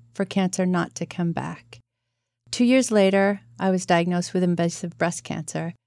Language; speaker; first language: English; native; English